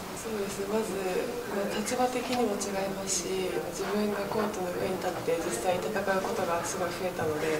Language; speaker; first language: Japanese; native; Japanese